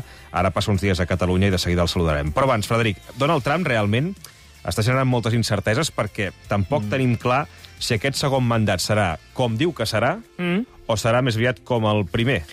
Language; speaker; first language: Catalan; native; Catalan